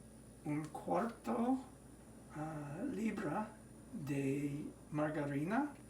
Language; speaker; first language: Spanish; non-native, learner; English